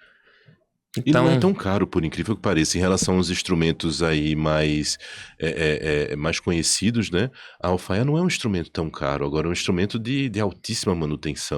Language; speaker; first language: Portuguese; native; Portuguese